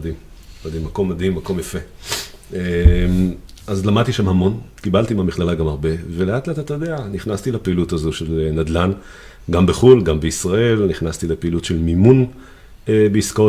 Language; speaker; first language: Hebrew; native; Hebrew